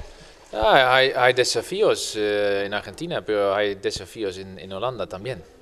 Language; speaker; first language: Spanish; non-native, fluent; Dutch